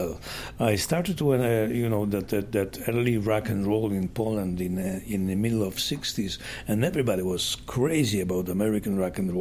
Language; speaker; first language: English; non-native, fluent; Polish